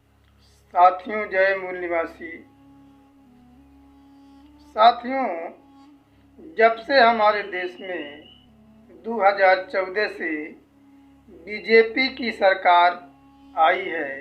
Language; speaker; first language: Hindi; native; Hindi